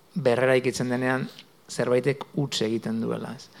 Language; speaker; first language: Basque; native; Basque